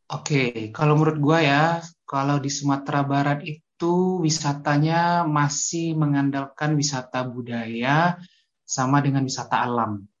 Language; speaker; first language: Indonesian; non-native, local second language; Minangkabau